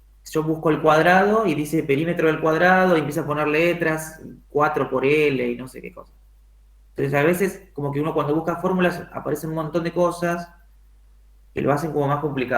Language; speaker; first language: Spanish; native; Spanish